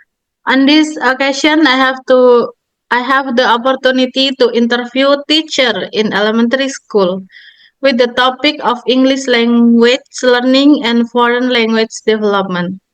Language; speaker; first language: English; non-native, learner; Indonesian